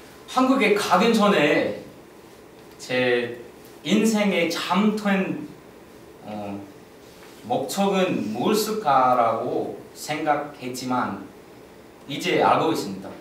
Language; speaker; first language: Korean; non-native, learner; English